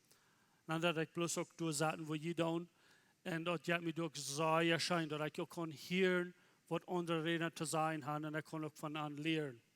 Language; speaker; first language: German; non-native, learner; Plautdietsch